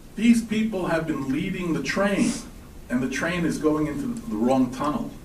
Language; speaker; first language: English; native; English